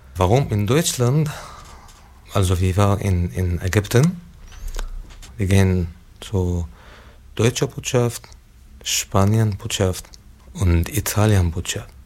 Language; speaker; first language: German; non-native, learner; Arabic